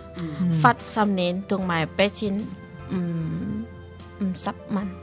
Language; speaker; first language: Chinese; non-native, learner; Indonesian